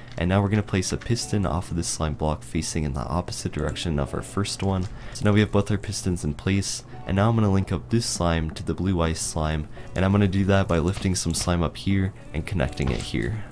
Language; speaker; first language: English; native; English